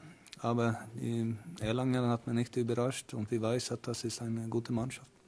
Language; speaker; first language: German; non-native, fluent; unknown